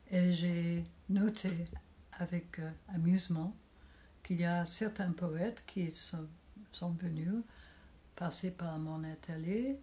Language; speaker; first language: French; non-native, fluent; English